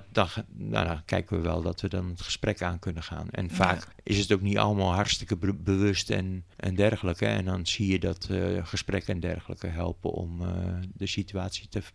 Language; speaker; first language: Dutch; native; Dutch